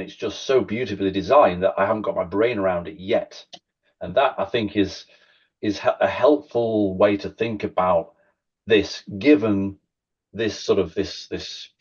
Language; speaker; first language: English; native; English